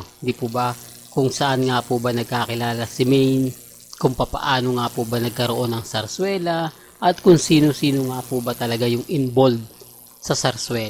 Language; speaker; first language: Filipino; native; Filipino